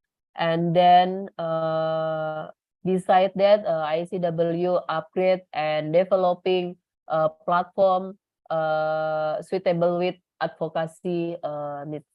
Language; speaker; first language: English; non-native, learner; Indonesian